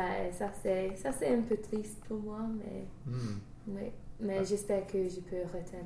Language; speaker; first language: French; non-native, learner; English